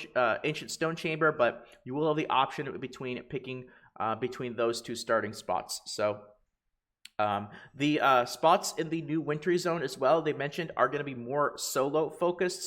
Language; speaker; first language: English; native; English